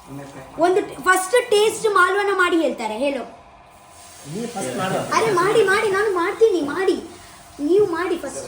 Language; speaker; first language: Kannada; non-native, local second language; Tulu